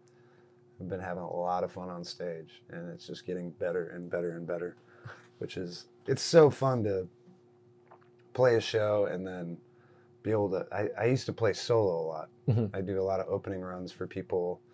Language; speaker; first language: English; native; English